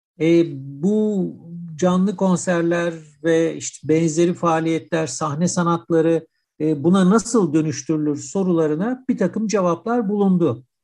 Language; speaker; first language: Turkish; native; Turkish